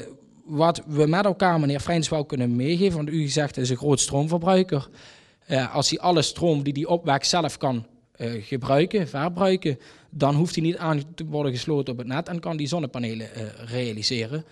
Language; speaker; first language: Dutch; native; Dutch